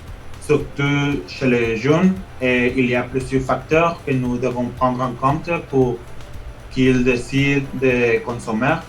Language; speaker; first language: French; non-native, fluent; Spanish